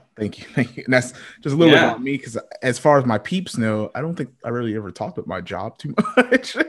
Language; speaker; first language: English; native; English